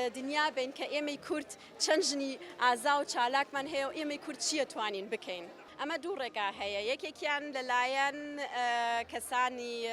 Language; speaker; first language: Central Kurdish; early bilingual, heritage; Central Kurdish